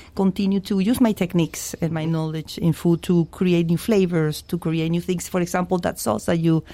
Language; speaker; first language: English; non-native, fluent; Spanish